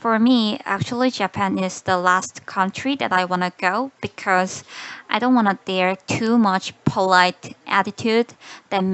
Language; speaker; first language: English; non-native, learner; Korean